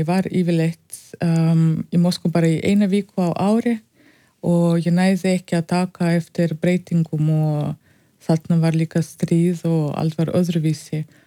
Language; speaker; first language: Icelandic; non-native, fluent; Russian